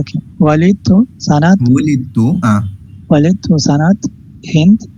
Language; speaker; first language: Arabic; non-native, learner; Malayalam